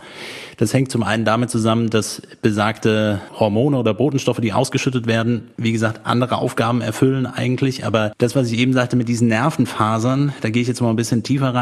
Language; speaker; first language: German; native; German